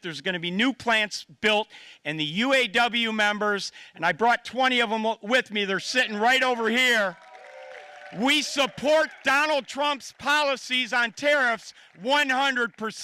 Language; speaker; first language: English; native; English